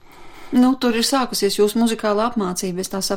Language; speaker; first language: Latvian; native; Latvian